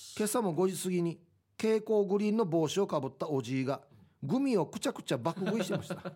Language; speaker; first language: Japanese; native; Japanese